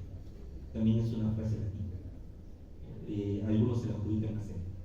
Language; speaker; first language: Spanish; native; Spanish